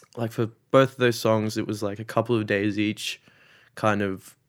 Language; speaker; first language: English; native; English